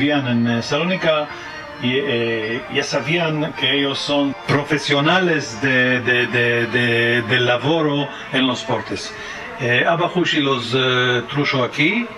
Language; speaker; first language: Spanish; early bilingual, heritage; French